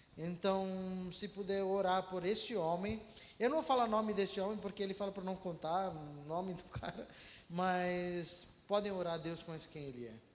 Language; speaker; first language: Portuguese; non-native, fluent; Malayalam